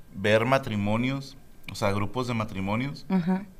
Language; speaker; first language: Spanish; native; Spanish